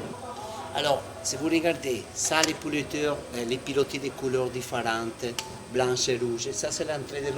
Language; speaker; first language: French; non-native, fluent; Italian